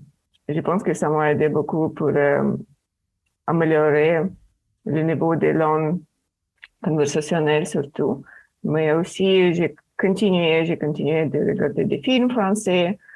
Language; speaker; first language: French; non-native, learner; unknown